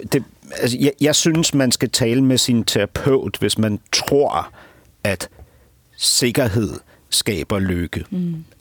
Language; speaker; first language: Danish; native; Danish